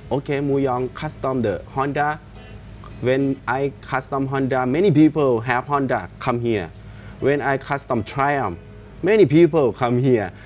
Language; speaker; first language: English; non-native, learner; Thai